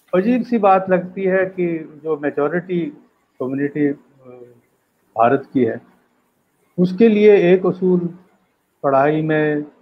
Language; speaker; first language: Hindi; native; Hindi